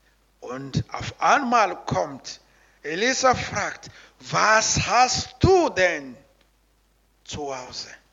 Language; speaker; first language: German; non-native, learner; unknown